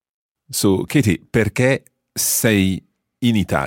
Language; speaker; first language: Italian; non-native, fluent; English